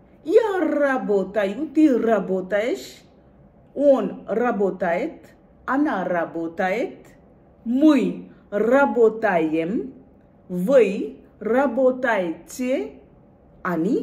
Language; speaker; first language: Russian; non-native, fluent; Bangla